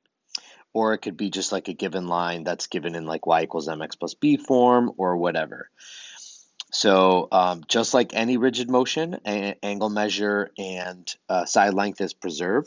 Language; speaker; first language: English; native; English